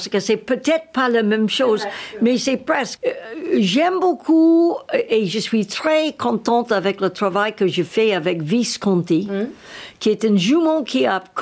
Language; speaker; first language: French; non-native, learner; English